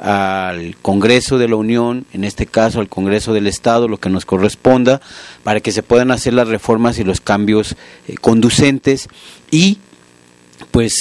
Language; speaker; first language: Spanish; native; Spanish